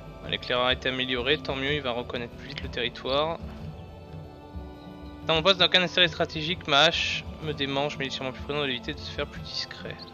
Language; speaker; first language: French; native; French